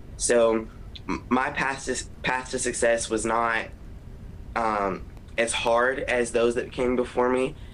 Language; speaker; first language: English; native; English